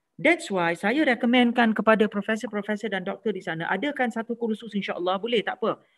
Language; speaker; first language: Malay; native; Malay